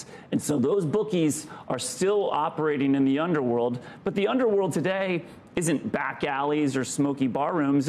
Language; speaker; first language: English; native; English